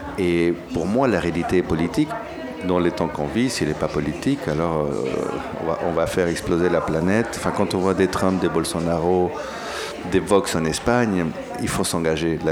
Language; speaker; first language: French; early bilingual, other home language; Spanish